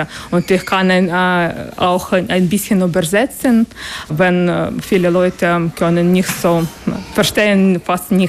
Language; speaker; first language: German; non-native, learner; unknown